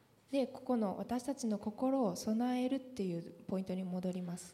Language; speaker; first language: Japanese; native; Japanese